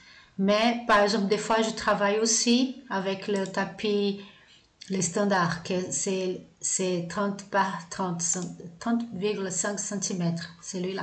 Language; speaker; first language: French; non-native, fluent; Portuguese